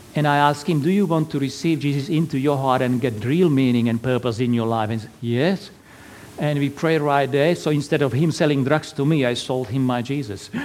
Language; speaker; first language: English; non-native, fluent; Slovak